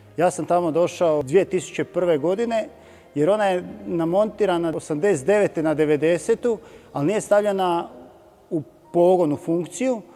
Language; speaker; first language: Croatian; native; Croatian